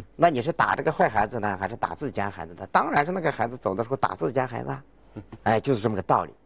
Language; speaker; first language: Chinese; native; Chinese